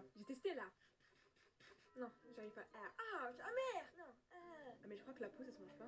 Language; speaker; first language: French; native; French